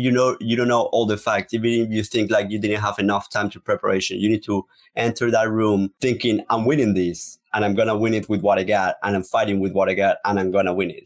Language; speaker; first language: English; non-native, fluent; Spanish